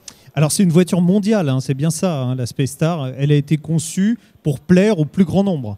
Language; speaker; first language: French; native; French